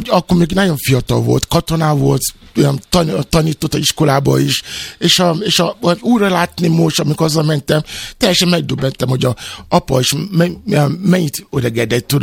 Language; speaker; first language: Hungarian; non-native, fluent; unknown